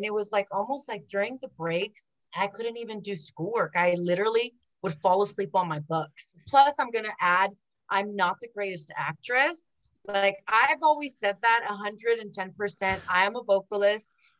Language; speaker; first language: English; early bilingual, other home language; Spanish